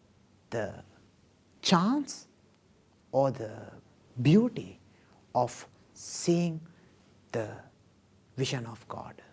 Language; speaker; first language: English; non-native, local second language; Sinhala